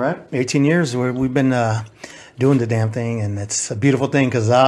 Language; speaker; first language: English; native; English